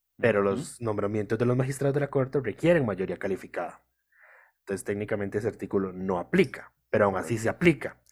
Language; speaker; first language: Spanish; native; Spanish